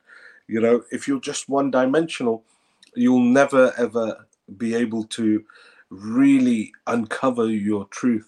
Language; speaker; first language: English; native; English